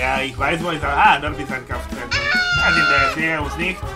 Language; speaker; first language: German; non-native, learner; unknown